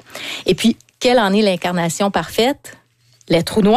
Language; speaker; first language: French; native; French